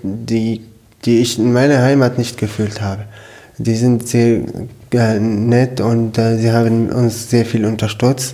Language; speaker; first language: German; non-native, learner; Arabic